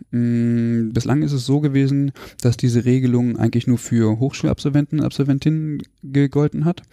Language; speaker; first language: German; native; German